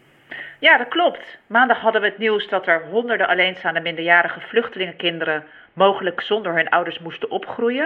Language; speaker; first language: Dutch; native; Dutch